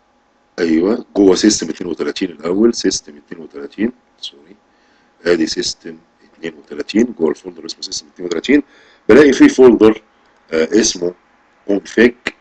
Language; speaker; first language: Arabic; native; Arabic